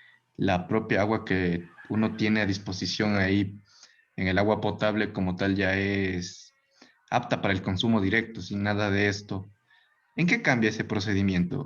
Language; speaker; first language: Spanish; native; Spanish